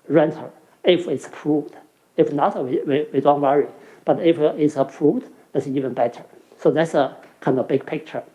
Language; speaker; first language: English; non-native, fluent; Chinese